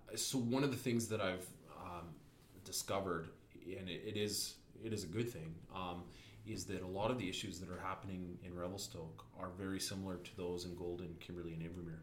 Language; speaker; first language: English; native; English